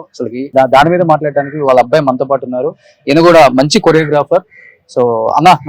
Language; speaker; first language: Telugu; native; Telugu